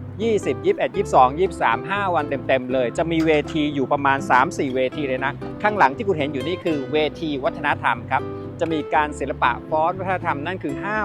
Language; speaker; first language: Thai; native; Thai